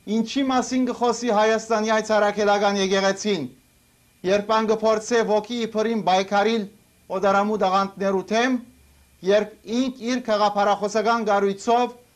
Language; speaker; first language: Armenian; early bilingual, heritage; Armenian